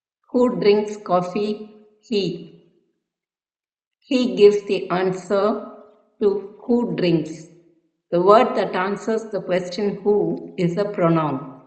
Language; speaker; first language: English; non-native, local second language; Tamil